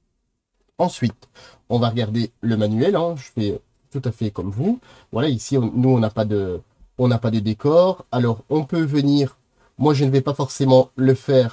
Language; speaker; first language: French; native; French